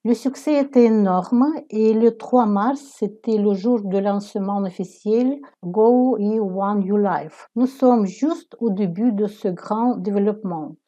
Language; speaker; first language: French; non-native, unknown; Ukrainian